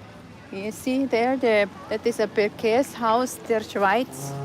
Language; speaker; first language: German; non-native, learner; Cebuano